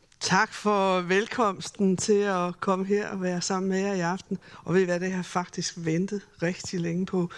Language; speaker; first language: Danish; native; Danish